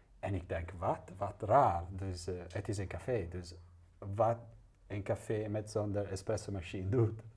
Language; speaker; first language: Dutch; non-native, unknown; Italian